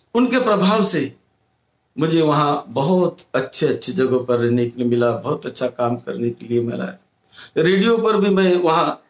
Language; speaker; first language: Hindi; non-native, local second language; Marathi